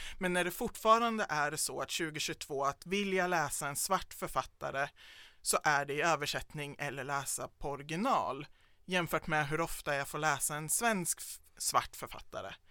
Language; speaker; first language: Swedish; native; Swedish